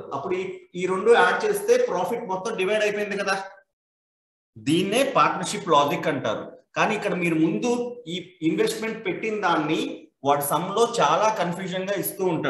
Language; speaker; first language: Telugu; native; Telugu